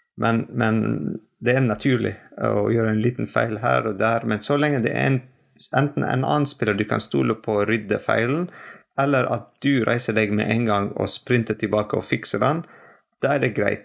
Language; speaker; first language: Norwegian; non-native, fluent; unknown